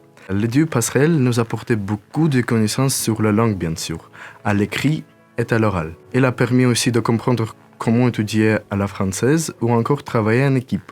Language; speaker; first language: French; non-native, learner; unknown